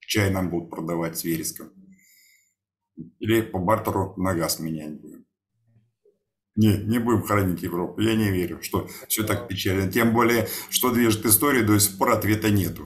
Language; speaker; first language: Russian; native; Russian